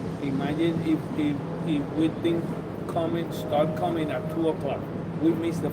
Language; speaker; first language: English; non-native, learner; Spanish